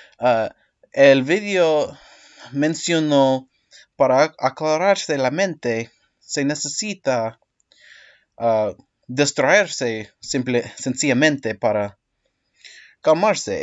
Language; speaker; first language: Spanish; non-native, learner; English